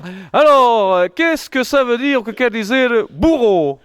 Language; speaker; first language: French; non-native, fluent; Portuguese